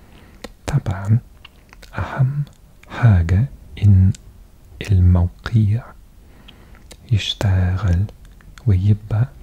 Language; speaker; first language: Arabic; non-native, learner; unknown